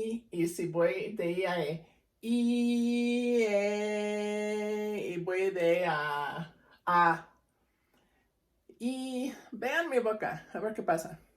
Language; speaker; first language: Spanish; non-native, fluent; English